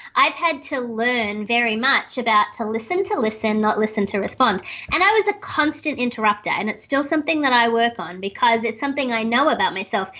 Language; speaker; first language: English; native; English